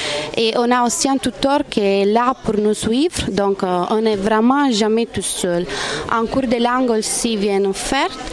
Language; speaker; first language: French; non-native, fluent; Italian